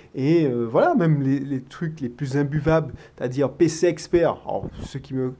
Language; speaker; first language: French; native; French